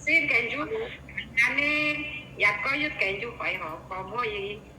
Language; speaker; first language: Cantonese; non-native, learner; Indonesian